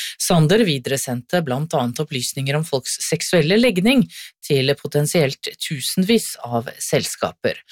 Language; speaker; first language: Norwegian; native; Norwegian